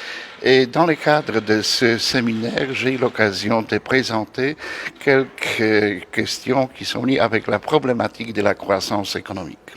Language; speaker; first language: French; non-native, fluent; Polish